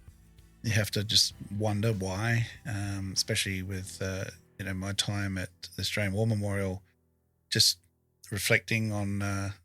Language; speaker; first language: English; native; English